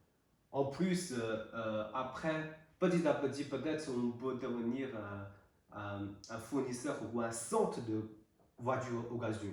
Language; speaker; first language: French; non-native, learner; Chinese